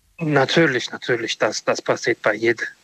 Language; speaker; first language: German; non-native, learner; Romanian